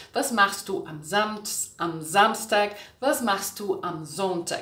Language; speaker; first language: German; non-native, fluent; Portuguese